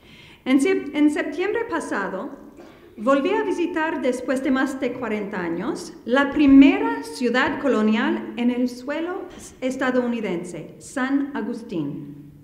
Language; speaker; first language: Spanish; non-native, fluent; English